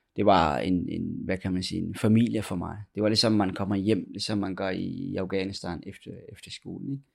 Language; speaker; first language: Danish; early bilingual, other home language; Persian